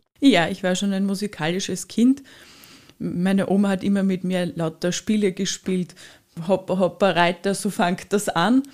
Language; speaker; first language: German; native; German